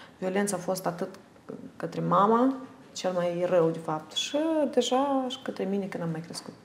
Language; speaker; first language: Romanian; native; Romanian